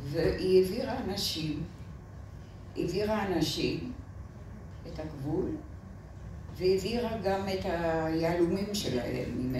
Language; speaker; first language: Hebrew; non-native, fluent; French